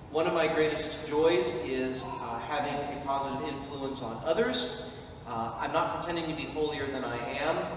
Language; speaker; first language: English; native; English